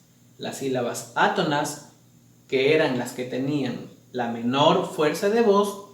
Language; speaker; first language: Spanish; native; Spanish